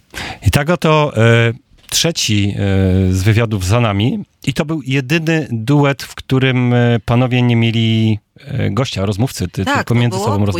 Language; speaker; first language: Polish; native; Polish